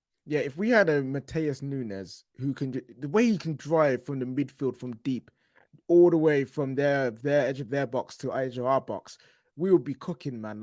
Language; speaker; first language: English; native; English